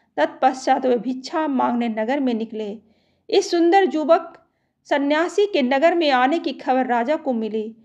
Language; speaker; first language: Hindi; native; Hindi